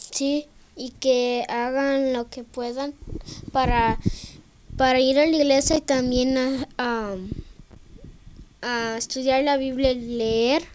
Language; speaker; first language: Spanish; early bilingual, heritage; Spanish